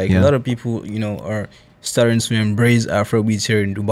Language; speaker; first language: English; non-native, local second language; Esan